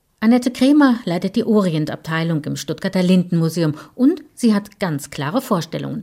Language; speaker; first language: German; native; German